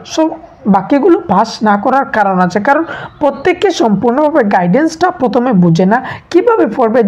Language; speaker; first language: Bangla; native; Bangla